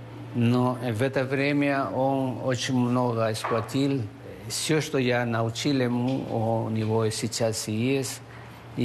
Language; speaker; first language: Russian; non-native, learner; Spanish